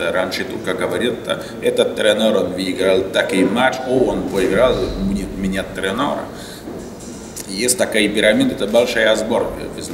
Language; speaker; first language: Russian; non-native, learner; French